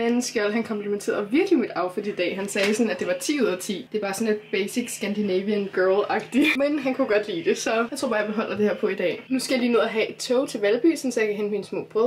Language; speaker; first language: Danish; native; Danish